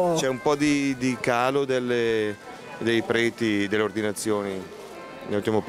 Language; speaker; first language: Italian; native; Italian